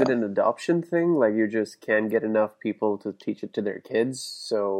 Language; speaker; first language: English; non-native, local second language; Hindi